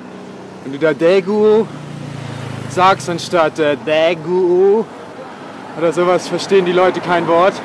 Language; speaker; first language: German; native; German